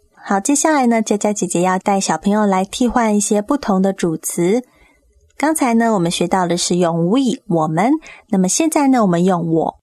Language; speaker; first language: Chinese; native; Chinese